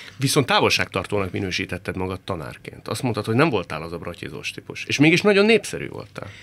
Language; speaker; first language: Hungarian; native; Hungarian